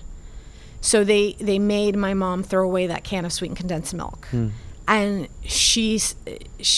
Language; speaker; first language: English; early bilingual, other home language; Spanish